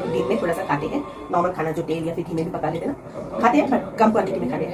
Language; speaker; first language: Hindi; native; Hindi